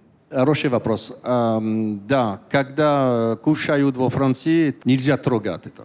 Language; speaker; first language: Russian; non-native, learner; French